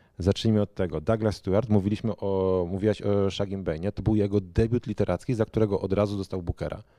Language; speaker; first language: Polish; native; Polish